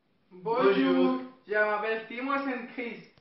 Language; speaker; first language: French; non-native, learner; Greek